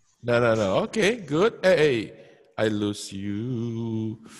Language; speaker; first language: English; non-native, fluent; Indonesian